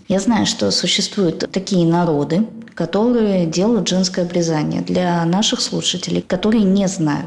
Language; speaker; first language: Russian; native; Russian